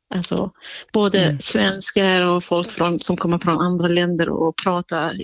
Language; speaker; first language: Swedish; non-native, fluent; Kurdish